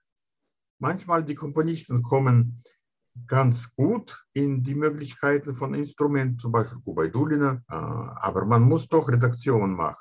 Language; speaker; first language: German; non-native, fluent; Russian